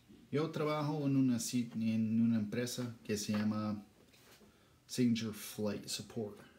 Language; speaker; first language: Spanish; non-native, learner; English